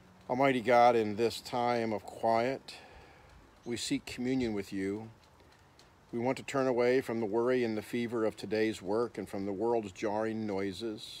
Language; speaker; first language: English; native; English